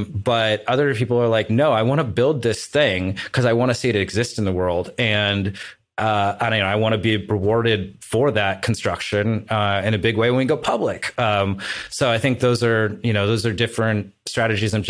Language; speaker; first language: English; native; English